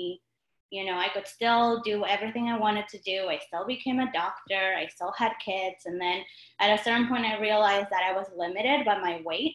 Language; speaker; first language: English; non-native, fluent; Spanish